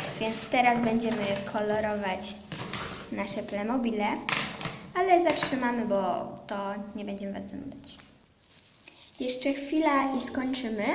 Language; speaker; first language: Polish; early bilingual, heritage; Polish